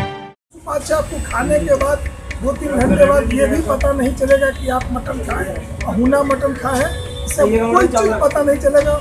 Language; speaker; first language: Hindi; non-native, local second language; Bhojpuri